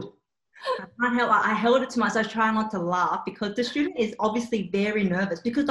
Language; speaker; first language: English; non-native, local second language; Cantonese